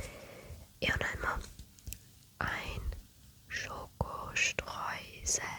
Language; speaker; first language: French; non-native, learner; German